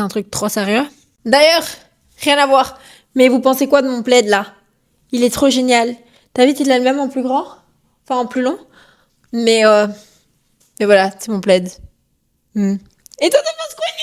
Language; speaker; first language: French; native; French